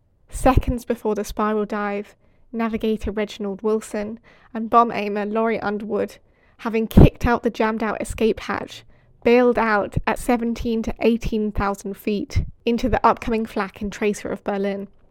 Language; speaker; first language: English; native; English